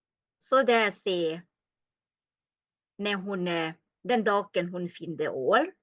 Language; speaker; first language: Swedish; non-native, learner; Thai